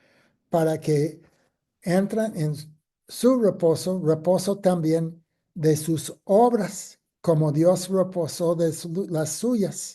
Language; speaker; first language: Spanish; non-native, fluent; English